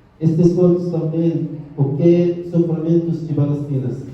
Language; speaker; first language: Portuguese; non-native, learner; Arabic